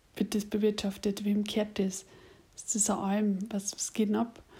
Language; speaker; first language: German; native; German